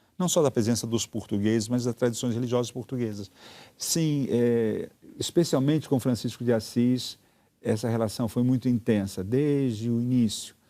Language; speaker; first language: Portuguese; early bilingual, other home language; Italian